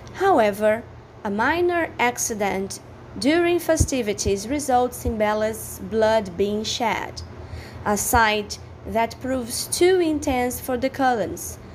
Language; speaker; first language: English; non-native, fluent; Portuguese